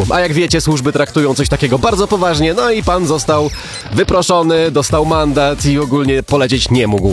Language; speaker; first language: Polish; native; Polish